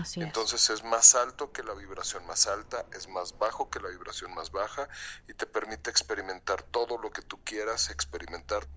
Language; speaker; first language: Spanish; native; Spanish